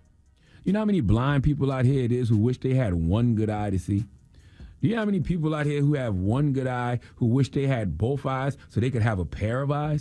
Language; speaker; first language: English; native; English